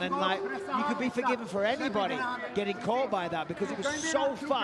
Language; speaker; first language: English; native; English